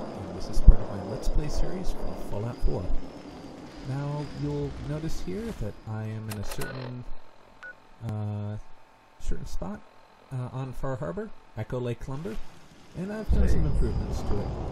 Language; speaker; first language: English; native; English